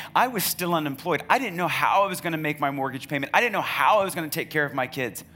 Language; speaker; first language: English; native; English